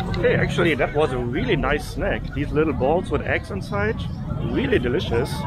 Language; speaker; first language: English; non-native, fluent; German